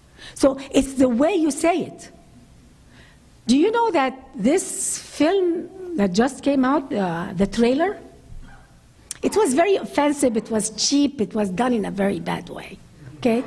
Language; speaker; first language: English; non-native, fluent; Arabic